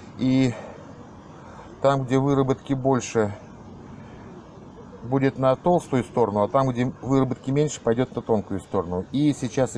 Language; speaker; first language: Russian; native; Russian